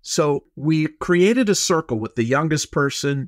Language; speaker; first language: English; native; English